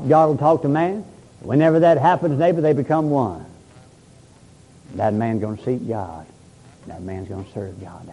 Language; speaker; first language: English; native; English